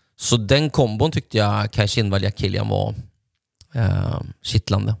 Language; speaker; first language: Swedish; native; Swedish